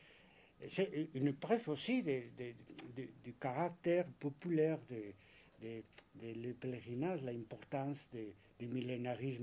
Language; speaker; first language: French; non-native, fluent; Spanish